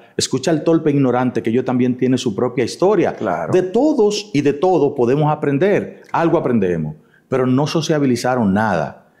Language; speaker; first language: Spanish; native; Spanish